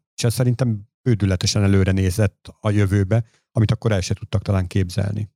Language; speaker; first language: Hungarian; native; Hungarian